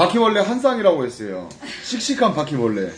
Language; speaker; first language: Korean; native; Korean